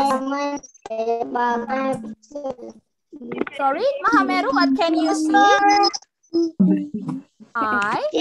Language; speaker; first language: English; non-native, local second language; Indonesian